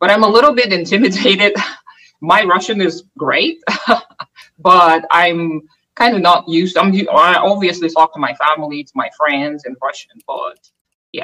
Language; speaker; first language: English; non-native, fluent; Russian